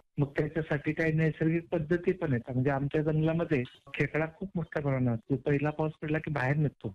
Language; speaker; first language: Marathi; non-native, local second language; Kukna